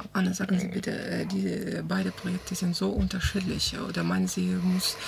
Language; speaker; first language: German; non-native, fluent; Russian